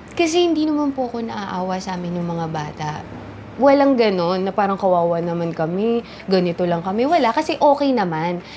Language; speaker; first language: Filipino; native; Filipino